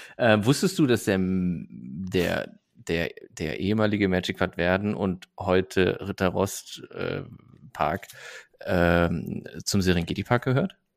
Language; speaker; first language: German; native; German